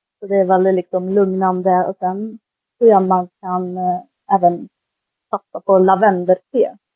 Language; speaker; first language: Swedish; early bilingual, other home language; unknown